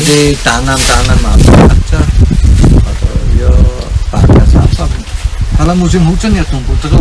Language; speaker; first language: Indonesian; non-native, fluent; German